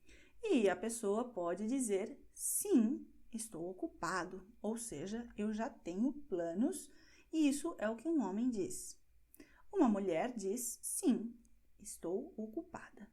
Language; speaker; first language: Portuguese; non-native, fluent; Spanish